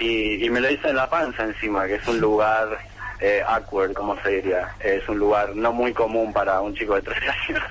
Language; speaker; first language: Spanish; native; Spanish